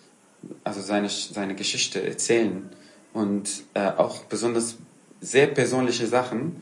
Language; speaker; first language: German; non-native, fluent; Arabic